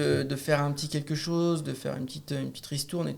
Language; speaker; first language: French; native; French